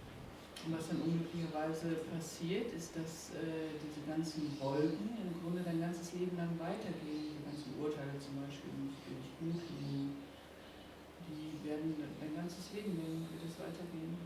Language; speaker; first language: German; native; German